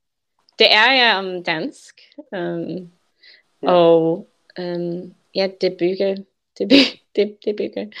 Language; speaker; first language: Danish; non-native, learner; English